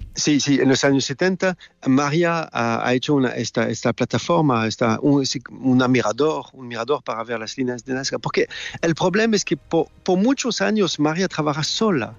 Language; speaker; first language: Spanish; non-native, learner; French